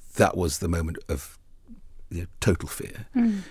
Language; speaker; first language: English; early bilingual, other home language; Arabic